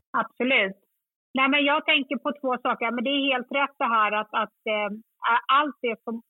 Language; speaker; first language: Swedish; early bilingual, other home language; Kurdish